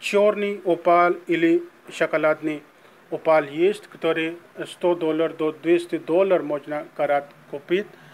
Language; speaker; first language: Russian; non-native, learner; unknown